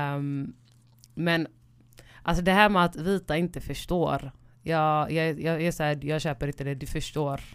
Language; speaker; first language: Swedish; early bilingual, other home language; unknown